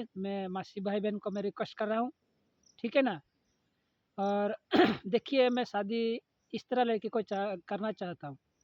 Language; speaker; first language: Hindi; non-native, local second language; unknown